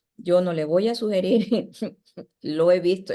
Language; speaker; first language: Spanish; native; Spanish